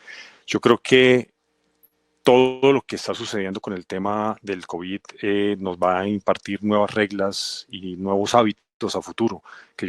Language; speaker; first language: Spanish; native; Spanish